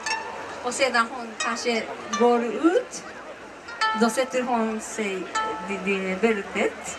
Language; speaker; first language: Swedish; non-native, learner; Japanese